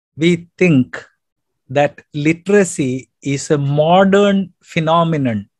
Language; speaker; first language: English; non-native, local second language; Malayalam